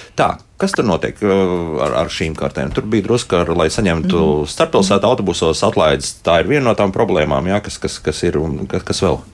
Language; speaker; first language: Latvian; native; Latvian